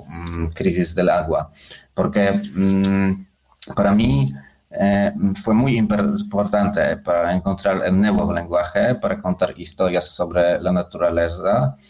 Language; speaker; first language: Spanish; non-native, fluent; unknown